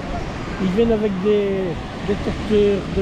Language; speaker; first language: French; non-native, fluent; Spanish